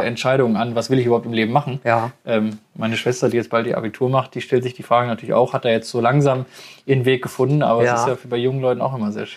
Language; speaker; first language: German; native; German